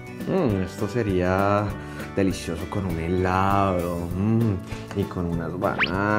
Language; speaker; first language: Spanish; native; Spanish